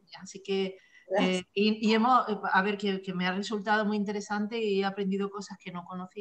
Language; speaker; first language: Spanish; native; Spanish